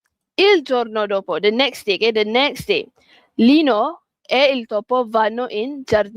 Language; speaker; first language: Italian; non-native, fluent; Malay